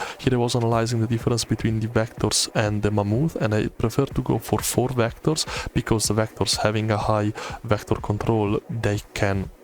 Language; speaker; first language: English; non-native, fluent; Italian